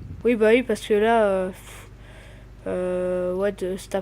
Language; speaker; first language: French; native; French